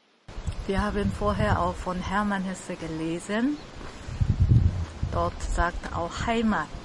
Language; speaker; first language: German; non-native, learner; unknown